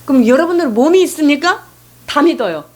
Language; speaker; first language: Korean; native; Korean